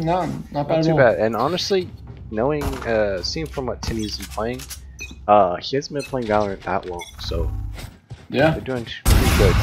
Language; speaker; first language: English; native; English